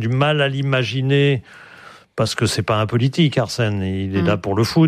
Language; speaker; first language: French; native; French